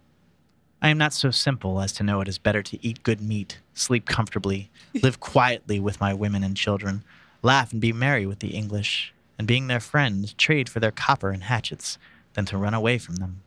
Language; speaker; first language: English; native; English